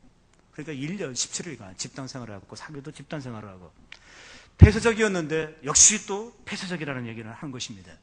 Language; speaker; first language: Korean; native; Korean